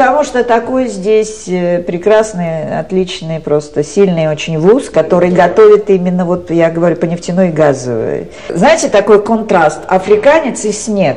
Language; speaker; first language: Russian; native; Russian